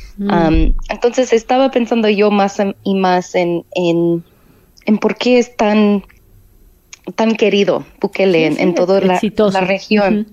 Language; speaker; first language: Spanish; non-native, fluent; English